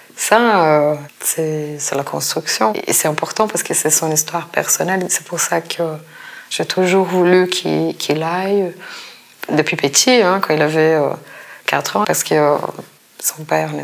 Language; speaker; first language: French; non-native, fluent; Portuguese